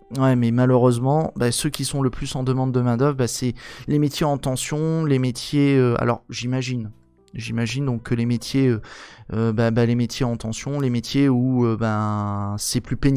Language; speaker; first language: French; native; French